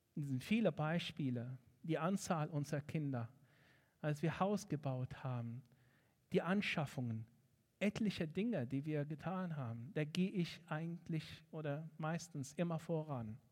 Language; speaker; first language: German; non-native, fluent; Arabic